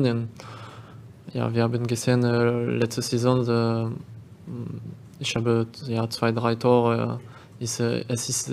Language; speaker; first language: German; non-native, learner; French